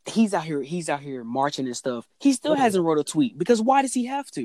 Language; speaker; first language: English; native; English